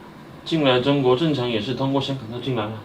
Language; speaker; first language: Chinese; native; Chinese